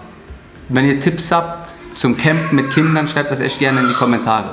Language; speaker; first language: German; native; German